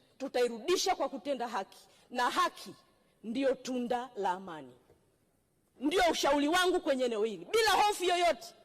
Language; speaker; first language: Swahili; native; Swahili